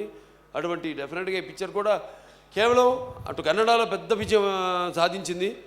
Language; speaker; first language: Telugu; native; Telugu